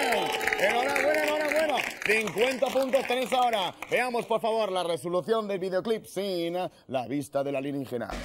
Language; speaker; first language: Spanish; native; Spanish